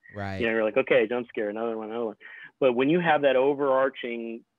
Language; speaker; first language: English; native; English